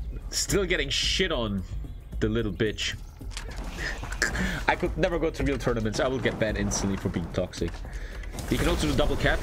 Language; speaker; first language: English; non-native, fluent; German